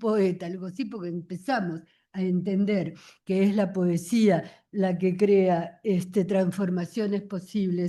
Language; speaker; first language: Spanish; native; Spanish